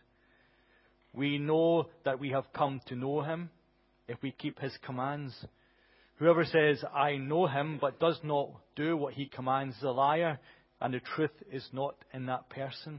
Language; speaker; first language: English; native; English